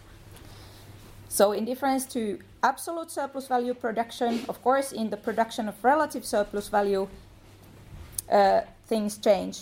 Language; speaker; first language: English; non-native, fluent; Finnish